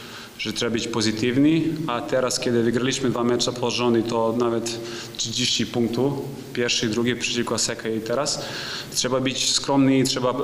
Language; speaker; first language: Polish; non-native, fluent; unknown